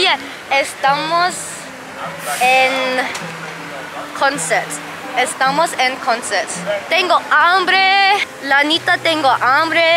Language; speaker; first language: Spanish; non-native, learner; English